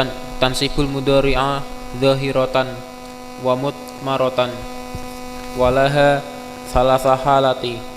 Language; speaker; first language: Arabic; non-native, learner; Indonesian